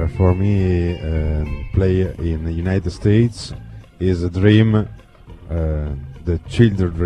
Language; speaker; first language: English; non-native, learner; Italian